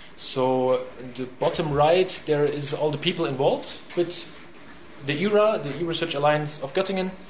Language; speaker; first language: English; non-native, fluent; German